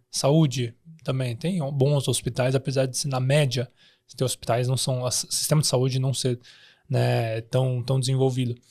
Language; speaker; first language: Portuguese; early bilingual, other home language; Chinese